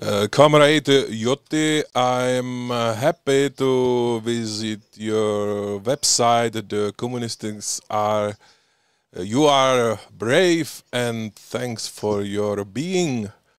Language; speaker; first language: English; non-native, learner; Czech